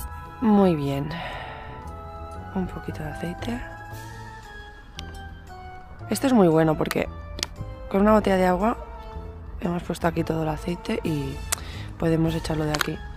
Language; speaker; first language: Spanish; non-native, learner; Italian